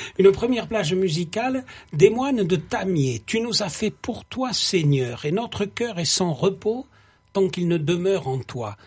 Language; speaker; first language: French; native; French